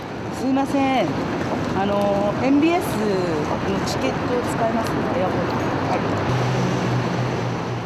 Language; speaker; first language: Japanese; non-native, fluent; Korean